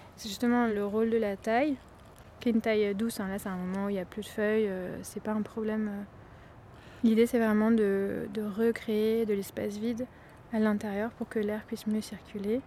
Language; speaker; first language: French; native; French